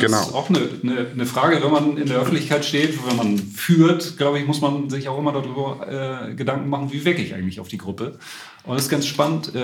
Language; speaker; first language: German; native; German